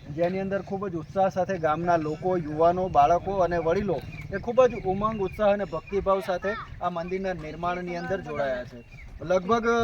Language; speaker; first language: Gujarati; native; Gujarati